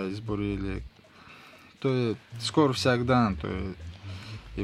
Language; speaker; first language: Slovenian; non-native, learner; Russian